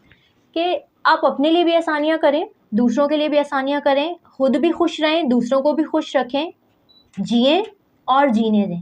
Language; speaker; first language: Urdu; native; Urdu